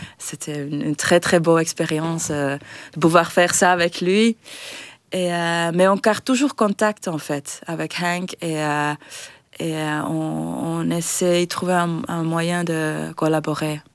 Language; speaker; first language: French; non-native, learner; Finnish